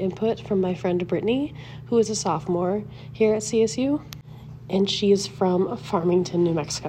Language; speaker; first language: English; native; English